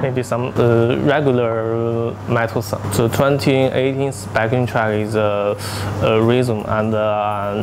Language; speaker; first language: English; non-native, learner; Chinese